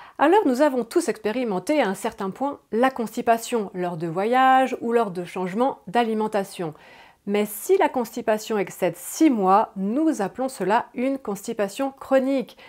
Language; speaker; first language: French; native; French